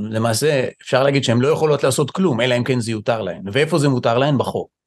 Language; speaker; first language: Hebrew; native; Hebrew